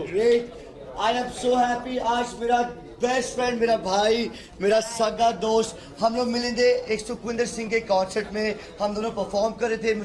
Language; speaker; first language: Hindi; early bilingual, heritage; Hindi